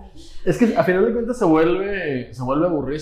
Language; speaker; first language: Spanish; native; Spanish